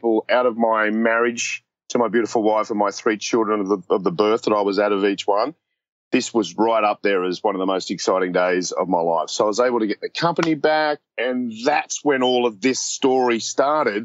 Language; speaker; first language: English; native; English